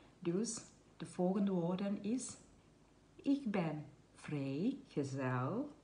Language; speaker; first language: Dutch; non-native, learner; Thai